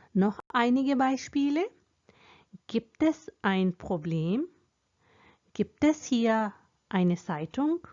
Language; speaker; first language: German; non-native, fluent; Hindi